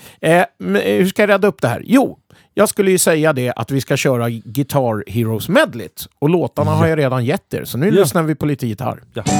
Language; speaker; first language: Swedish; native; Swedish